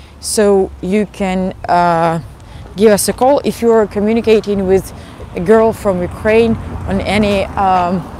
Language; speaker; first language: English; non-native, fluent; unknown